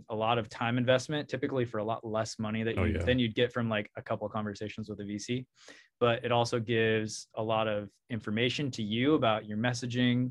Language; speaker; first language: English; native; English